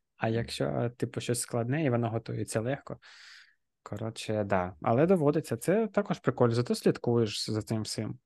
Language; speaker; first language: Ukrainian; non-native, local second language; Russian